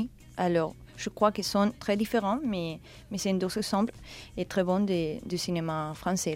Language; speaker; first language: French; non-native, learner; Spanish